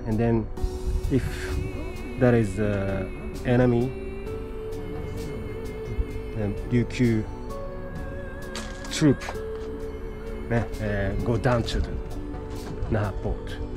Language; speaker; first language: English; non-native, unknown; Japanese